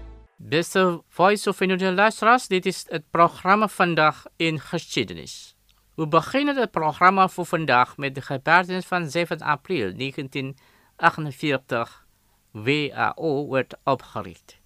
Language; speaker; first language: Dutch; non-native, fluent; Indonesian